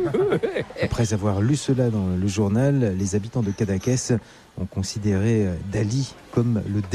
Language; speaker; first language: French; native; French